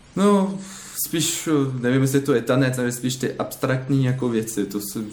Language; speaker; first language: Czech; non-native, fluent; French